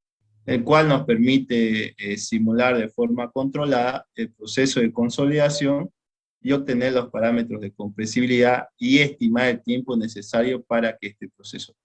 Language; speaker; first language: Spanish; native; Spanish